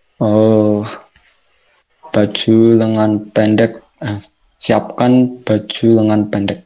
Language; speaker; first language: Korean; non-native, learner; Indonesian